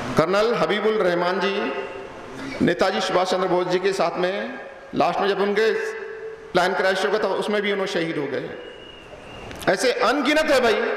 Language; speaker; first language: Hindi; non-native, local second language; Punjabi